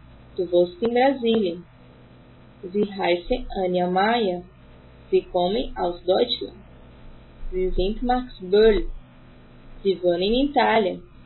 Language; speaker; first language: German; non-native, fluent; Portuguese